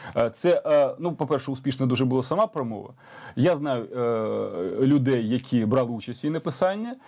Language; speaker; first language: Ukrainian; native; Ukrainian